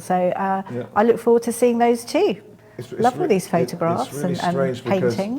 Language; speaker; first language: English; native; English